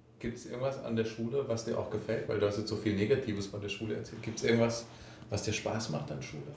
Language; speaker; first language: German; native; German